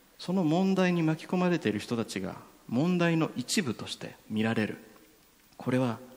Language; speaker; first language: Japanese; native; Japanese